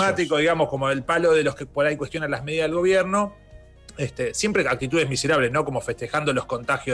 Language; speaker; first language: Spanish; native; Spanish